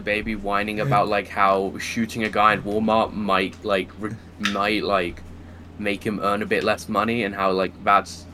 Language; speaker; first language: English; native; English